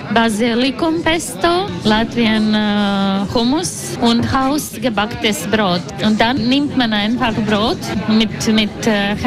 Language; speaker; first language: German; non-native, learner; Latvian